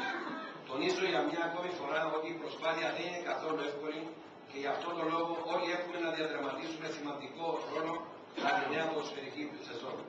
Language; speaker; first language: Greek; native; Greek